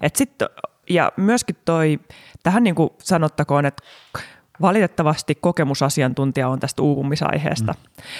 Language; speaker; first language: Finnish; native; Finnish